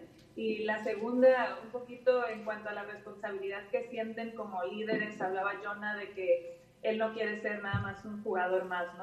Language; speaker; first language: Spanish; native; Spanish